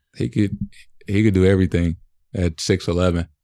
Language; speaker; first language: English; native; English